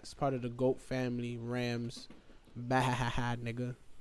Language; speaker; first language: English; native; English